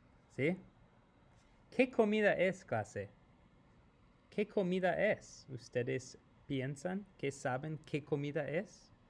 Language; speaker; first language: Spanish; non-native, fluent; English